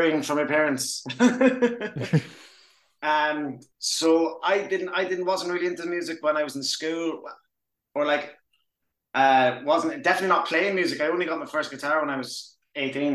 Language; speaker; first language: English; native; English